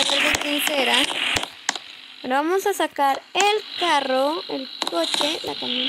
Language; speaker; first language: Spanish; native; Spanish